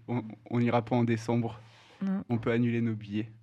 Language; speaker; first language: French; native; French